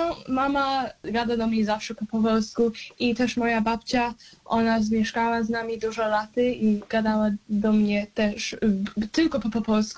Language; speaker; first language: Polish; early bilingual, heritage; Polish